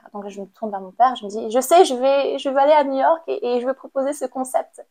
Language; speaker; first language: French; non-native, fluent; Khmer